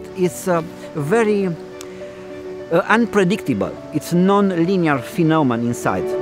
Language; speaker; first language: English; non-native, fluent; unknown